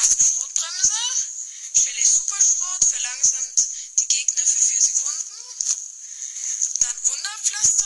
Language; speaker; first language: German; native; German